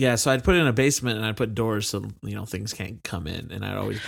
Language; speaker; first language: English; native; English